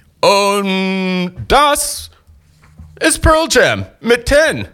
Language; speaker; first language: German; non-native, fluent; English